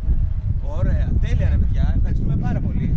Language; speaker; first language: Greek; native; Greek